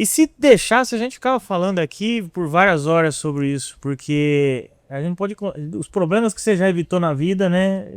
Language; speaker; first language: Portuguese; native; Portuguese